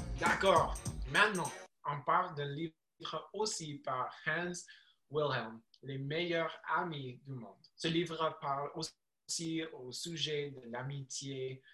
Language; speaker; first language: French; non-native, learner; English